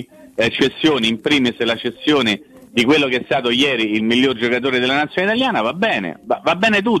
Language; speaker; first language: Italian; native; Italian